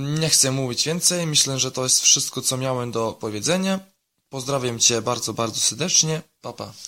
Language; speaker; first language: Polish; non-native, learner; Serbian